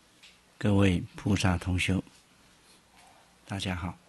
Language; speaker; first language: Chinese; native; Chinese